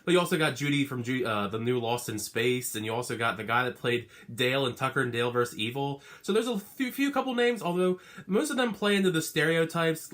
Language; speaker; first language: English; native; English